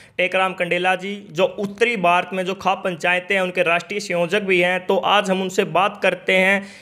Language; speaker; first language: Hindi; native; Hindi